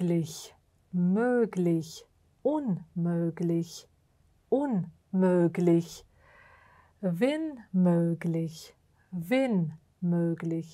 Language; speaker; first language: German; non-native, fluent; Uzbek